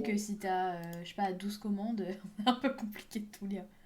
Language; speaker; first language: French; native; French